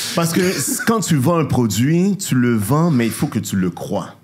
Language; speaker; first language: French; native; French